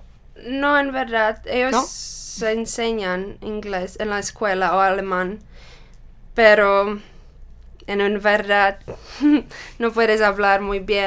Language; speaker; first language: Spanish; non-native, learner; Czech